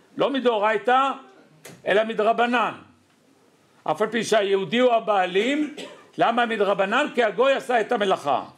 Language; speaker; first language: Hebrew; native; Hebrew